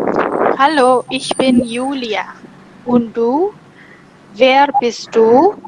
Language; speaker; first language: German; non-native, fluent; Indonesian